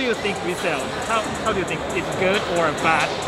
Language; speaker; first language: English; non-native, learner; Japanese